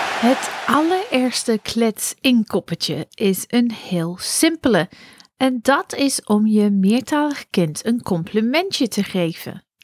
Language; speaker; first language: Dutch; non-native, fluent; English